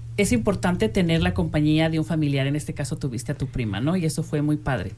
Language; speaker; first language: Spanish; native; Spanish